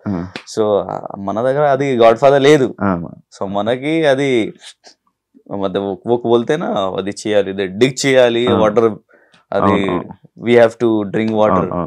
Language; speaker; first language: Telugu; non-native, learner; Hindi